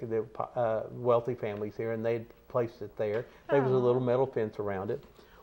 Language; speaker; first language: English; native; English